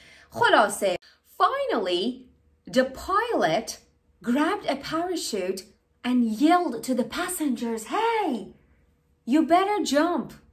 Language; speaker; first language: English; non-native, fluent; Persian